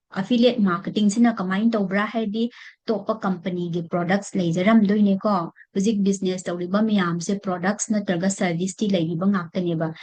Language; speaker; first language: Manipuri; non-native, local second language; Rongmei Naga